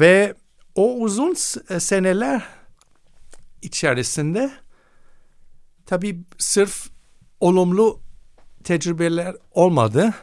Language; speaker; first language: Turkish; non-native, fluent; German